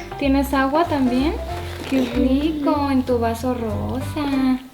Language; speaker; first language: Spanish; native; Spanish